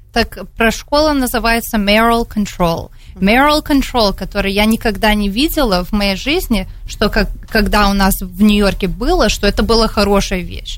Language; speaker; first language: Russian; early bilingual, heritage; Russian